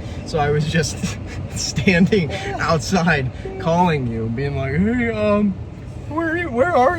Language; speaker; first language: English; native; English